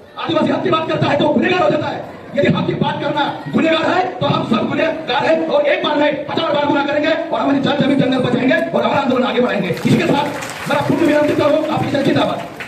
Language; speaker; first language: Hindi; non-native, local second language; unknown